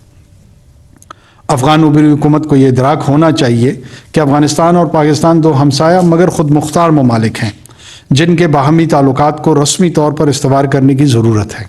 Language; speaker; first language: Urdu; non-native, local second language; Pashto